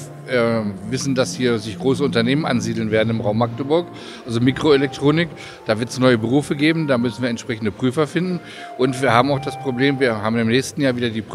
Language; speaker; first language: German; native; German